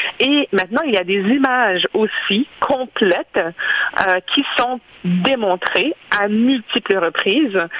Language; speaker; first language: French; early bilingual, other home language; Haitian Creole